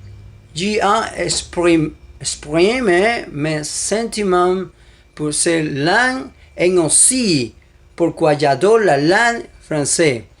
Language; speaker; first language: French; non-native, learner; Spanish